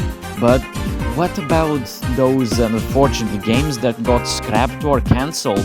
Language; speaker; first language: English; non-native, fluent; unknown